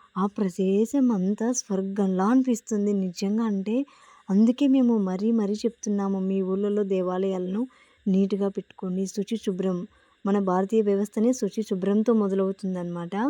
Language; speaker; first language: Telugu; native; Telugu